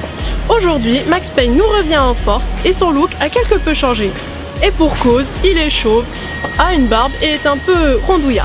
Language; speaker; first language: French; native; French